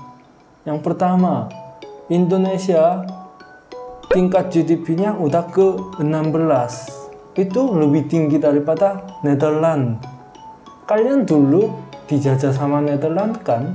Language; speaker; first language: Indonesian; non-native, fluent; Korean